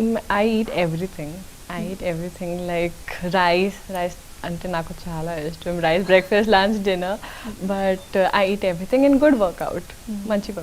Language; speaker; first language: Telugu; non-native, local second language; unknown